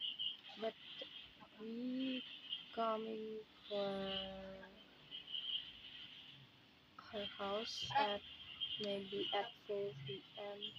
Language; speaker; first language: English; non-native, learner; Indonesian